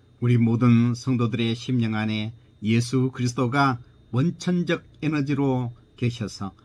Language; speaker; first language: Korean; native; Korean